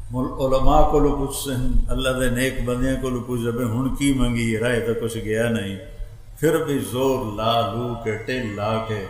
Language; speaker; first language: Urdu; non-native, local second language; Punjabi